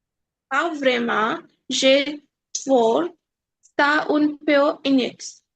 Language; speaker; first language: French; non-native, learner; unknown